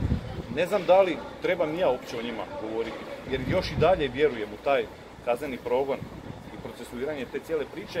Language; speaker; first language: Croatian; native; Croatian